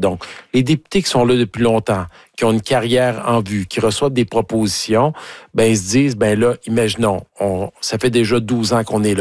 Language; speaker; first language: French; native; French